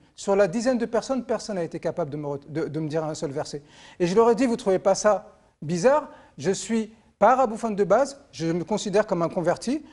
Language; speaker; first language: French; native; French